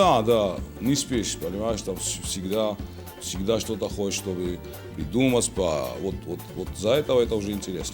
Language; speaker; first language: Russian; non-native, local second language; Georgian